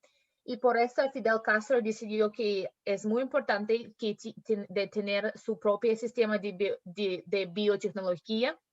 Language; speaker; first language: Spanish; non-native, learner; English